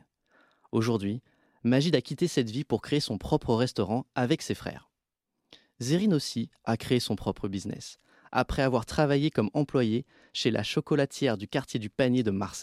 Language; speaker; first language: French; native; French